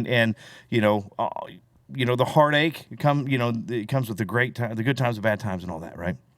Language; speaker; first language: English; native; English